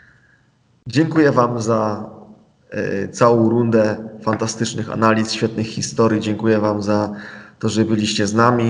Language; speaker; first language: Polish; native; Polish